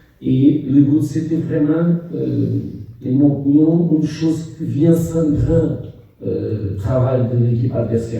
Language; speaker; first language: French; non-native, fluent; Portuguese